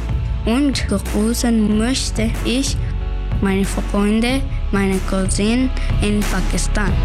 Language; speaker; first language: German; non-native, learner; Urdu